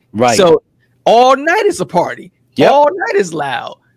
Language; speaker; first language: English; native; English